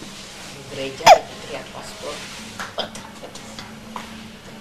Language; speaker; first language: Indonesian; native; Indonesian